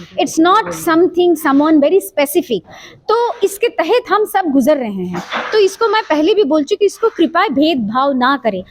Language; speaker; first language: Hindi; native; Hindi